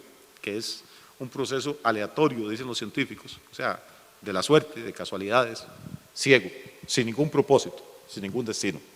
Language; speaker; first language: Spanish; native; Spanish